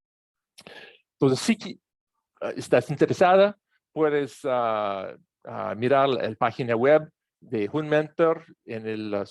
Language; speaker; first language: Spanish; non-native, fluent; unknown